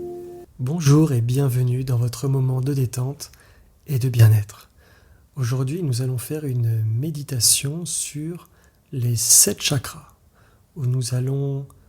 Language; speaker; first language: French; native; French